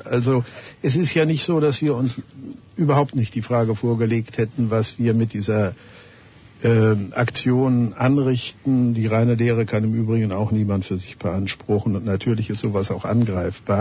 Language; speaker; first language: German; native; German